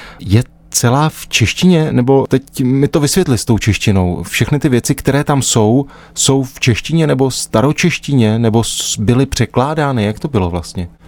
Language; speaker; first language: Czech; native; Czech